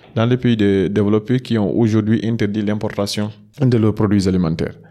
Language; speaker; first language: French; non-native, local second language; Fula